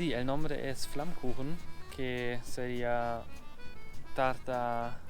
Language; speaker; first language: Spanish; non-native, learner; German